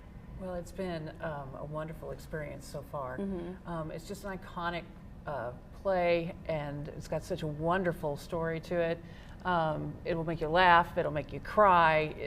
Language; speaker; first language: English; native; English